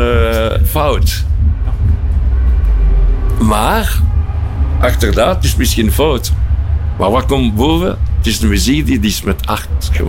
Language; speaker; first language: Dutch; non-native, local second language; French